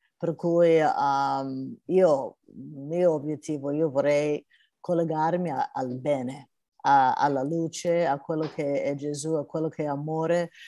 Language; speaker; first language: Italian; non-native, fluent; English